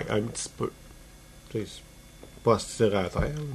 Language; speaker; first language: French; native; French